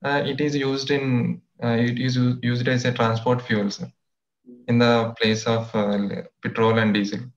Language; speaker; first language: English; non-native, local second language; Telugu